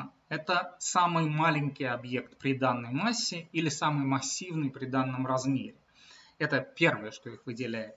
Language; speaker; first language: Russian; native; Russian